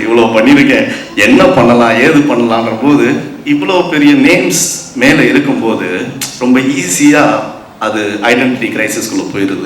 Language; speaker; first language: Tamil; native; Tamil